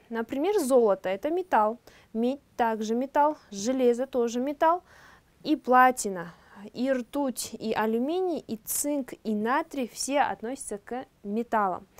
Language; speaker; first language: Russian; non-native, local second language; Kazakh